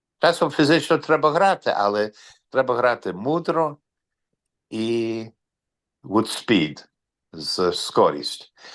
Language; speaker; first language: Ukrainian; early bilingual, heritage; Ukrainian